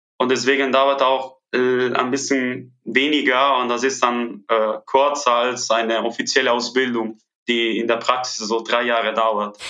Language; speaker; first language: German; non-native, fluent; Italian